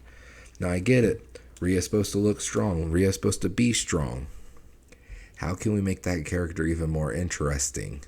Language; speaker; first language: English; native; English